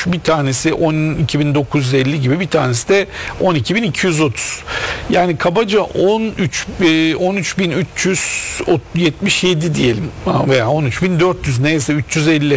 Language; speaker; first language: Turkish; native; Turkish